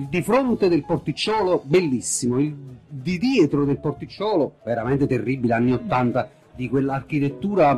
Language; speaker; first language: Italian; native; Italian